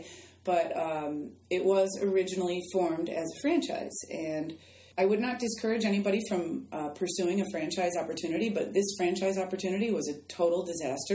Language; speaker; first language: English; native; English